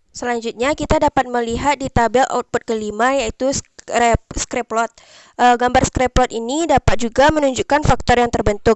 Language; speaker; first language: Indonesian; native; Indonesian